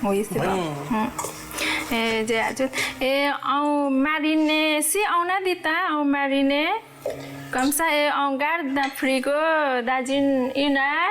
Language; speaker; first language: French; non-native, learner; Nepali